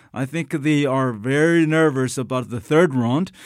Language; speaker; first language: English; non-native, fluent; Chinese